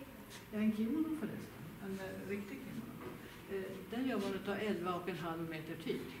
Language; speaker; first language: Swedish; native; Swedish